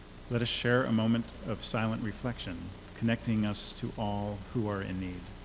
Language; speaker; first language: English; native; English